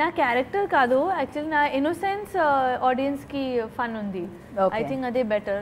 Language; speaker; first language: Telugu; non-native, learner; Hindi